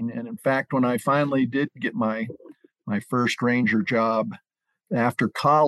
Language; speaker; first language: English; native; English